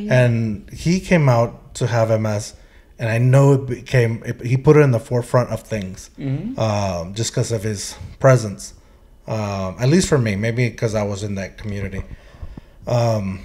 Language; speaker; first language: English; early bilingual, heritage; Spanish